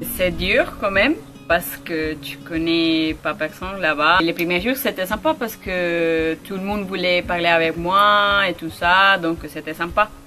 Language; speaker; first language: French; non-native, learner; Spanish